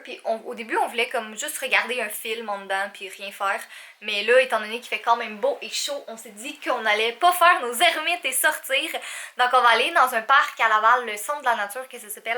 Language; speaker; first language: French; native; French